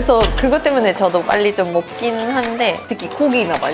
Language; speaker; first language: Korean; non-native, fluent; Swedish